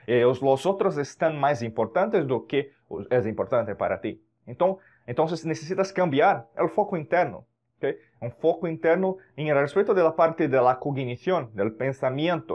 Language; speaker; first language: Spanish; non-native, fluent; Portuguese